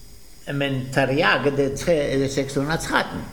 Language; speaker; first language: Danish; non-native, fluent; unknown